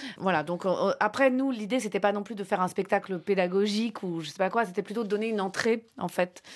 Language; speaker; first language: French; native; French